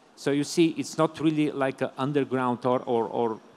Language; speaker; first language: English; non-native, fluent; Bulgarian